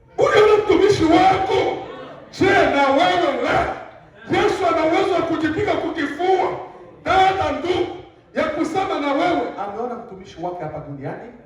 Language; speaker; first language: Swahili; native; Swahili